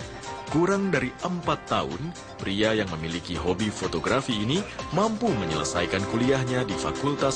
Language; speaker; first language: Indonesian; native; Indonesian